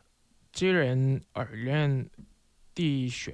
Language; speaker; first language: Chinese; non-native, learner; Korean